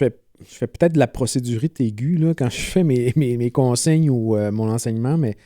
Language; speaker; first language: French; native; French